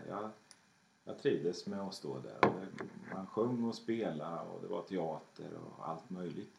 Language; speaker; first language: Swedish; native; Swedish